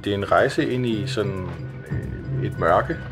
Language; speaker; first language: Danish; native; Danish